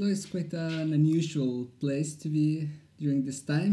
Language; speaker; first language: English; non-native, fluent; Spanish